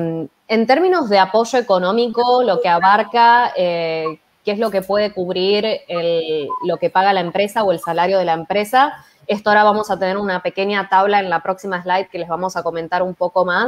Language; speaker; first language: Spanish; native; Spanish